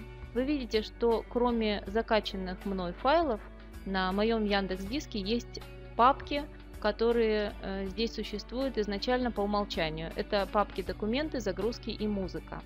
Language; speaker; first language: Russian; native; Russian